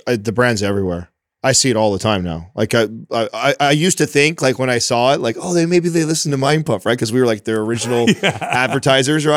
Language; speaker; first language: English; native; English